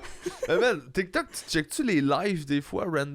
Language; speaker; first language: French; native; French